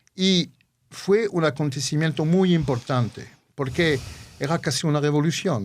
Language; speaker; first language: Spanish; early bilingual, heritage; Ladino